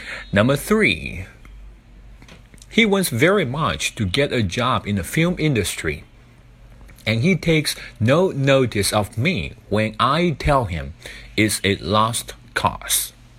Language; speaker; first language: English; non-native, fluent; Chinese